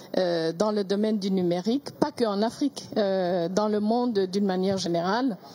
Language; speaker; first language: French; non-native, local second language; Kinyarwanda